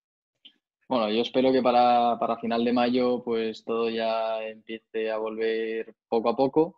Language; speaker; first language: Spanish; native; Spanish